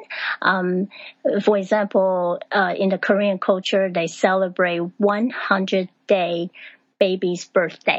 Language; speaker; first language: English; non-native, fluent; Chinese